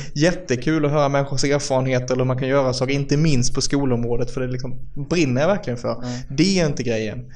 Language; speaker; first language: Swedish; native; Swedish